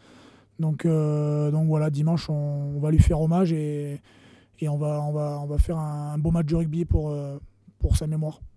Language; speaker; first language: French; native; French